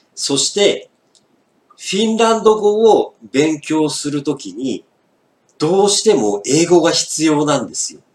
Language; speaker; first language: Japanese; native; Japanese